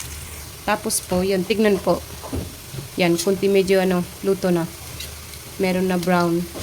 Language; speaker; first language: Filipino; non-native, learner; Punjabi